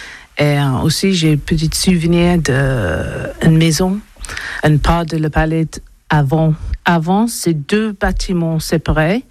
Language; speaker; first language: French; non-native, learner; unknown